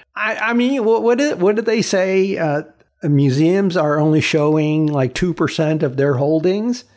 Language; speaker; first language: English; early bilingual, other home language; Chinese